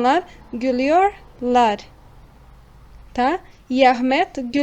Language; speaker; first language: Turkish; non-native, fluent; Portuguese